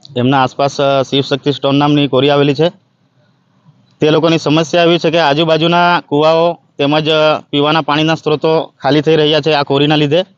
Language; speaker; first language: Gujarati; native; Gujarati